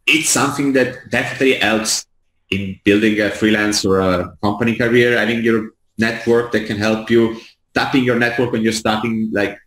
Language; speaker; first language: English; non-native, fluent; Italian